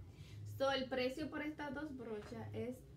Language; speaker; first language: Spanish; early bilingual, heritage; Spanish